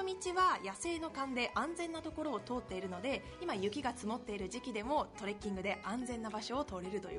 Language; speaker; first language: Japanese; native; Japanese